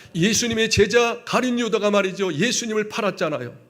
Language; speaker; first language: Korean; native; Korean